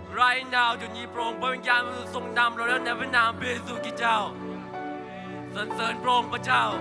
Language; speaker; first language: Thai; native; Thai